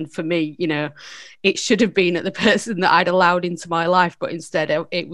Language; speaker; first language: English; native; English